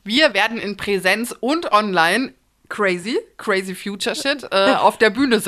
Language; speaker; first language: German; native; German